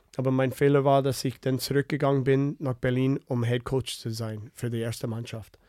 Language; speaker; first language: German; non-native, fluent; English